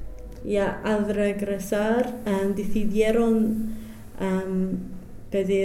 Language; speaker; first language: Spanish; non-native, fluent; English